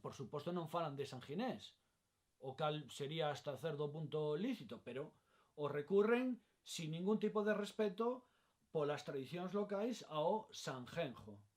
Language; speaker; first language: Galician; non-native, local second language; Spanish